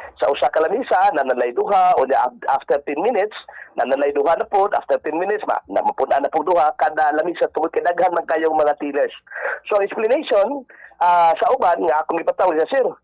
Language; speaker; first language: Cebuano; native; Cebuano